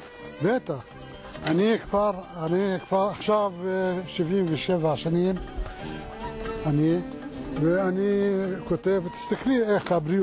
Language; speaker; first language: Hebrew; non-native, local second language; Arabic